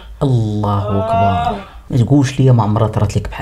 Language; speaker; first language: Arabic; native; Arabic